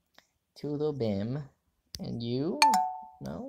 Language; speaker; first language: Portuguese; non-native, learner; English